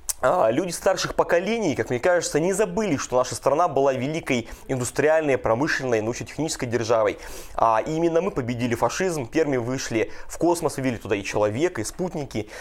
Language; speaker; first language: Russian; native; Russian